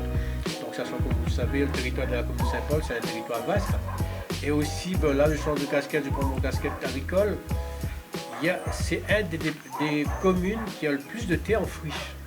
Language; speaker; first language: French; native; French